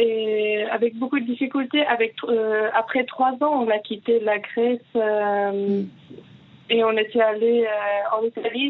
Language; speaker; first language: French; non-native, fluent; Persian